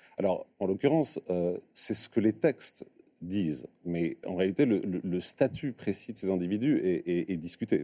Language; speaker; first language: French; native; French